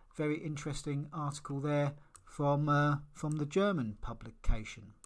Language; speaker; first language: English; native; English